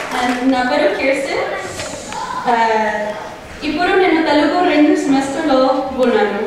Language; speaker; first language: Telugu; non-native, learner; English